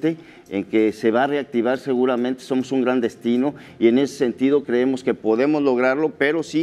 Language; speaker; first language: Spanish; native; Spanish